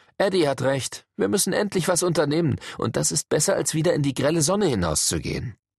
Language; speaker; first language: German; native; German